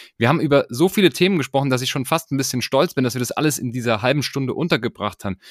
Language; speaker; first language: German; native; German